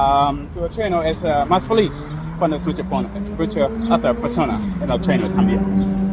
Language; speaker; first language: Spanish; non-native, learner; English